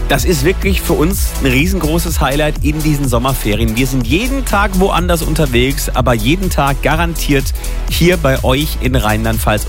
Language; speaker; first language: German; native; German